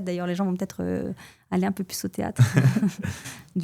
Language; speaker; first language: French; native; French